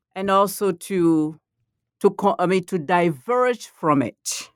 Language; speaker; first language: English; non-native, fluent; Mandingo